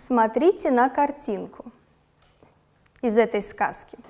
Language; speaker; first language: Russian; non-native, local second language; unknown